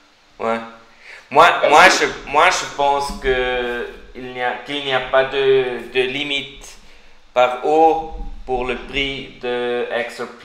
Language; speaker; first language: French; non-native, learner; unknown